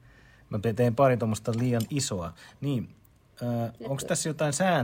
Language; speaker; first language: Finnish; native; Finnish